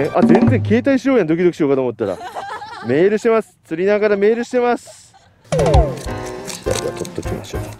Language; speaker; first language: Japanese; native; Japanese